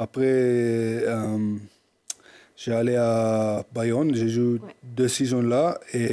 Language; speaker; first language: French; non-native, learner; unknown